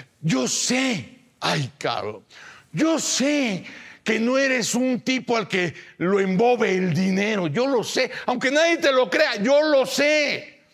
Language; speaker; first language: Spanish; native; Spanish